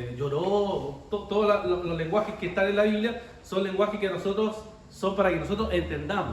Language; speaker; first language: Spanish; native; Spanish